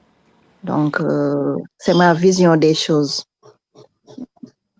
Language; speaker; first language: French; non-native, local second language; Wolof